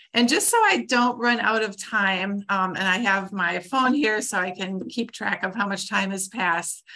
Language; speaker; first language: English; native; English